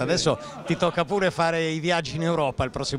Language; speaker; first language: Italian; native; Italian